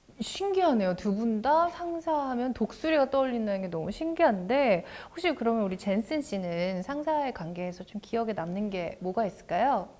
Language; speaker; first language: Korean; native; Korean